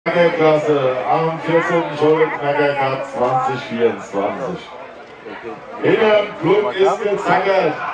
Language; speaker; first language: German; native; German